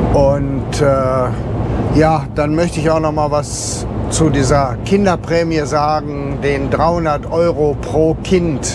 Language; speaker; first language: German; native; German